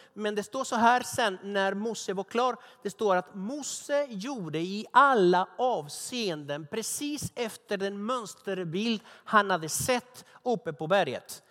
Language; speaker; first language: Swedish; non-native, fluent; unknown